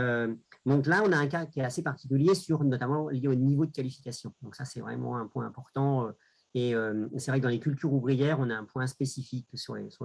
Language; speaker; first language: French; native; French